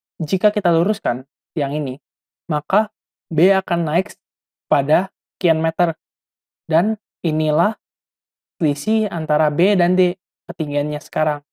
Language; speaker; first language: Indonesian; native; Indonesian